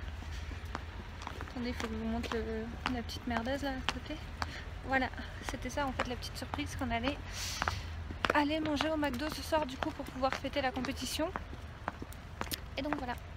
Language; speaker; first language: French; native; French